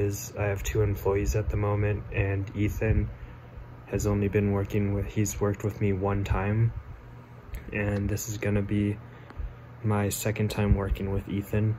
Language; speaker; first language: English; native; English